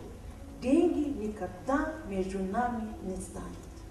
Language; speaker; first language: Russian; non-native, fluent; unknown